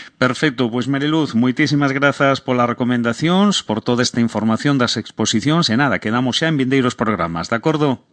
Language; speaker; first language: Galician; non-native, local second language; Spanish